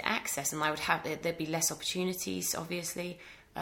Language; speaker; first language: English; native; English